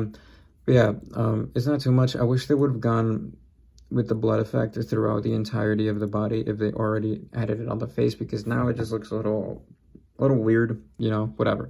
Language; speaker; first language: English; native; English